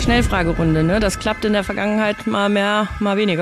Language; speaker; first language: German; native; German